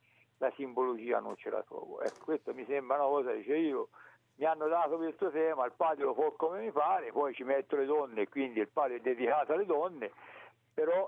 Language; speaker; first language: Italian; native; Italian